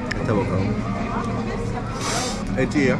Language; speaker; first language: Turkish; native; Turkish